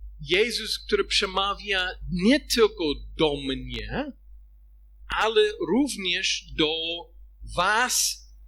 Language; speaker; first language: Polish; non-native, fluent; English